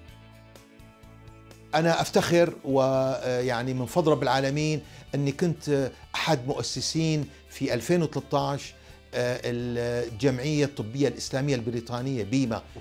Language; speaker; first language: Arabic; native; Arabic